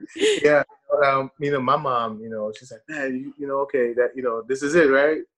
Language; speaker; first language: English; early bilingual, other home language; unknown